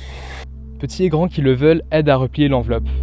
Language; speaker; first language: French; native; French